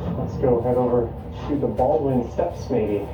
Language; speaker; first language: English; native; English